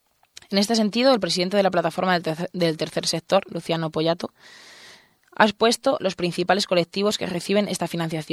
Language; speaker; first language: Spanish; native; Spanish